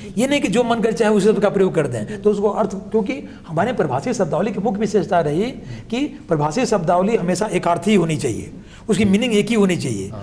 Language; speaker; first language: Hindi; native; Hindi